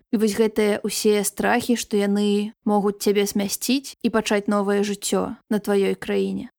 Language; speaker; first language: Belarusian; non-native, local second language; Russian